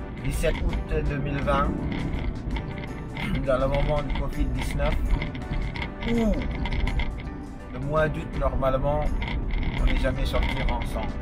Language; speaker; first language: French; non-native, fluent; Indonesian